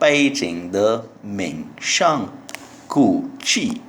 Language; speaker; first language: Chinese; non-native, learner; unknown